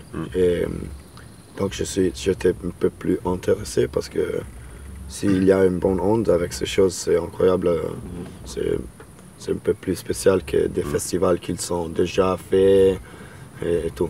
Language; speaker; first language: French; non-native, learner; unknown